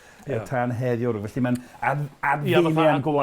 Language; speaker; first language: Welsh; non-native, fluent; English